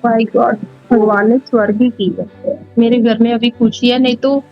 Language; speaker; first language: Hindi; non-native, local second language; Punjabi